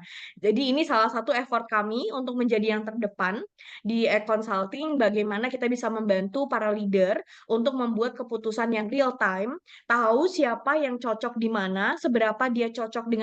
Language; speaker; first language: Indonesian; native; Indonesian